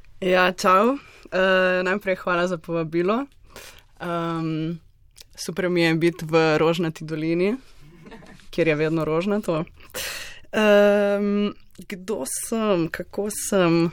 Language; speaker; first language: Slovenian; native; Slovenian